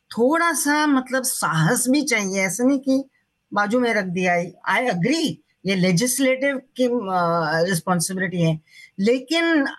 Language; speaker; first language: Hindi; non-native, local second language; Marathi